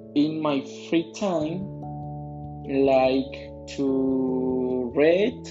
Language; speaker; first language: English; non-native, learner; Spanish